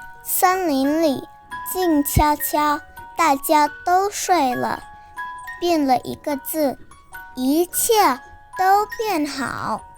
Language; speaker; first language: Chinese; non-native, learner; Vietnamese